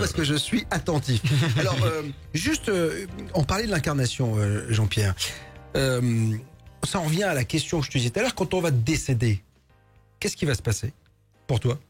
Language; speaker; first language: French; native; French